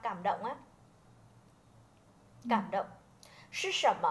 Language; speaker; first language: Chinese; non-native, fluent; Vietnamese